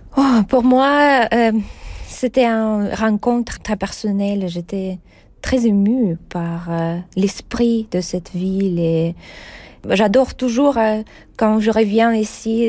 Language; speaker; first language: French; non-native, fluent; Russian